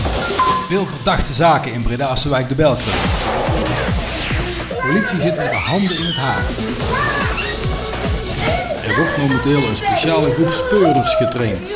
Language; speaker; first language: Dutch; native; Dutch